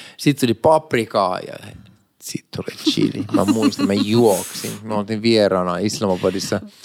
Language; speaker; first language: Finnish; early bilingual, other home language; Persian